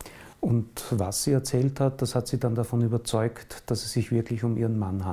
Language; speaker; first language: German; native; German